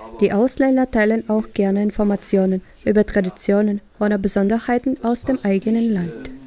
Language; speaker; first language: German; native; German